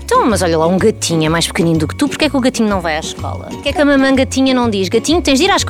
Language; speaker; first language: Portuguese; native; Portuguese